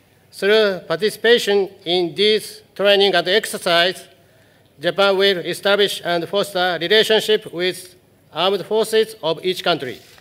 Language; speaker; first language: English; non-native, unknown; Japanese